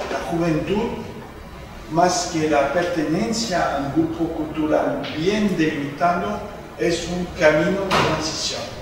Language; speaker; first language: Spanish; non-native, fluent; French